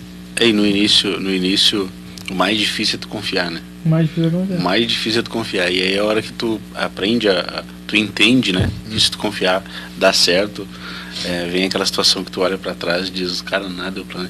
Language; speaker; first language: Portuguese; native; Portuguese